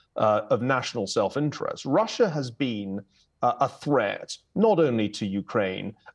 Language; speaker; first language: English; native; English